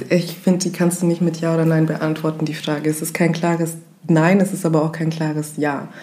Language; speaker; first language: German; early bilingual, other home language; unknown